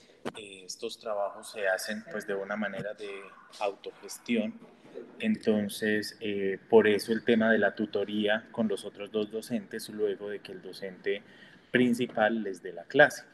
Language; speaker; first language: Spanish; native; Spanish